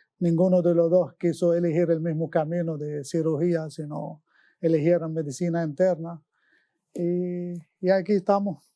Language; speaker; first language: Spanish; non-native, fluent; Arabic